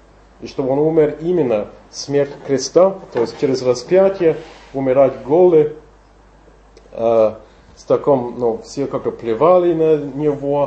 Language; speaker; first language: Russian; non-native, fluent; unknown